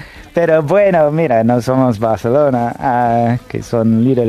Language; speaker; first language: Spanish; non-native, fluent; English